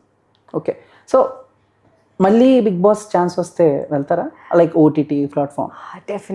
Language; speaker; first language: Telugu; non-native, learner; Hindi